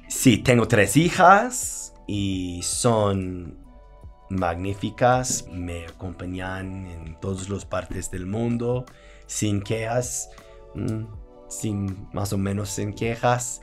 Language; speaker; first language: Spanish; non-native, fluent; English